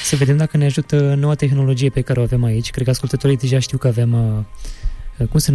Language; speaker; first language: Romanian; native; Romanian